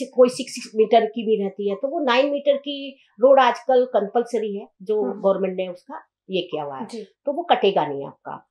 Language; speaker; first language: Hindi; native; Hindi